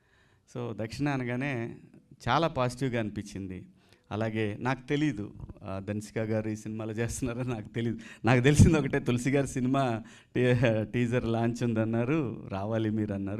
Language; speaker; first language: Telugu; native; Telugu